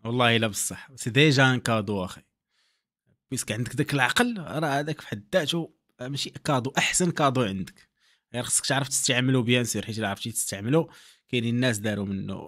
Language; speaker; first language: Arabic; native; Arabic